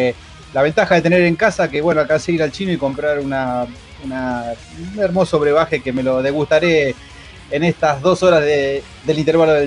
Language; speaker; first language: Spanish; native; Spanish